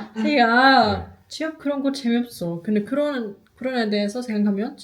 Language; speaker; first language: Korean; non-native, fluent; German